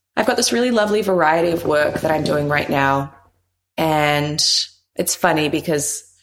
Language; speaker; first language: English; native; English